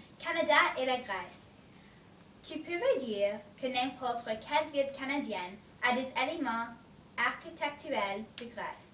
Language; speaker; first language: French; non-native, learner; English